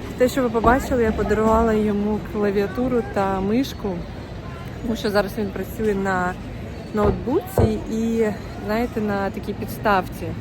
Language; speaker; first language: Ukrainian; native; Ukrainian